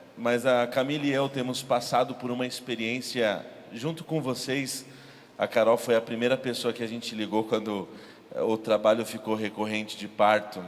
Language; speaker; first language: Portuguese; native; Portuguese